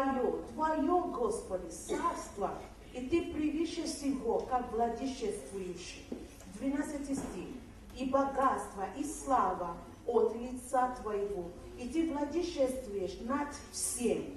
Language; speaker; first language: Russian; non-native, fluent; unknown